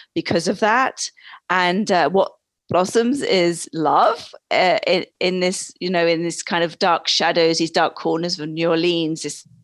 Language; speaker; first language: English; native; English